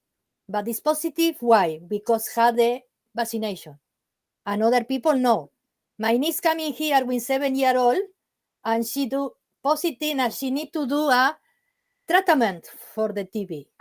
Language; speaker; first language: English; non-native, learner; Spanish